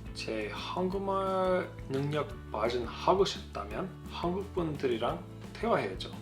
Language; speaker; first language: Korean; non-native, fluent; English